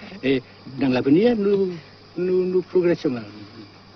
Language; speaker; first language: French; non-native, local second language; Vietnamese